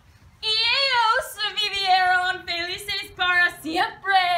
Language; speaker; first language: Spanish; non-native, learner; English